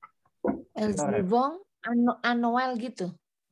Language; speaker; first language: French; non-native, learner; Indonesian